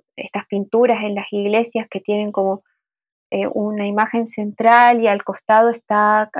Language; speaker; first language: Spanish; native; Spanish